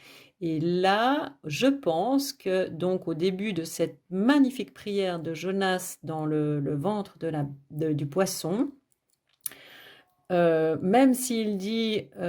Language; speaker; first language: French; native; French